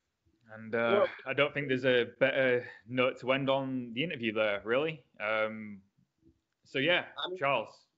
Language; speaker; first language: English; native; English